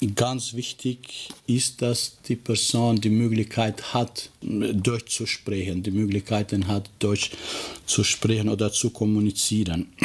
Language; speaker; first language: German; non-native, fluent; Albanian